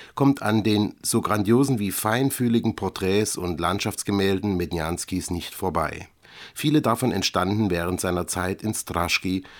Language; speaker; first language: German; native; German